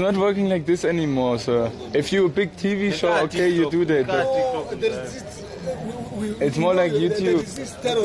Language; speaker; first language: English; non-native, learner; German